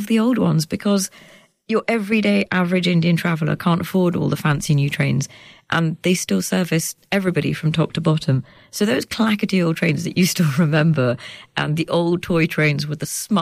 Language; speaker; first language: English; native; English